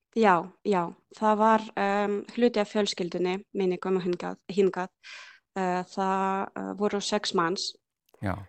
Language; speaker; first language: Icelandic; non-native, learner; Ukrainian